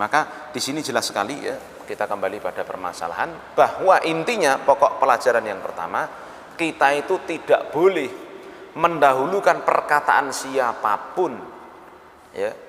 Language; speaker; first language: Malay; non-native, local second language; Javanese